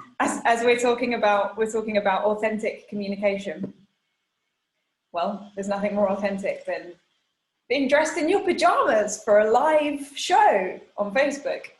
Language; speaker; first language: English; non-native, fluent; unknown